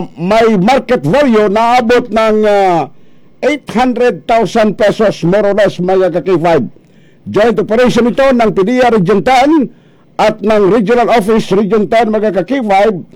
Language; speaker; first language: Filipino; non-native, local second language; Cebuano